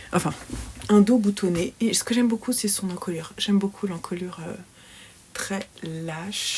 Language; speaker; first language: French; native; French